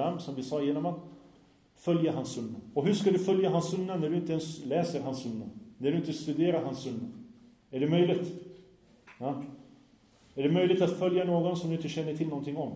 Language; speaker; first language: Swedish; non-native, fluent; Arabic